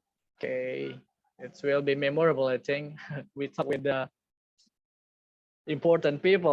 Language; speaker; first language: English; non-native, learner; Indonesian